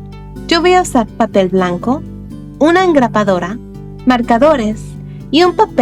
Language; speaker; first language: Spanish; early bilingual, other home language; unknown